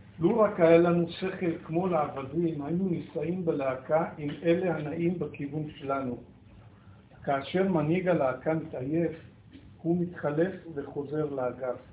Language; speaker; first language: Hebrew; native; Hebrew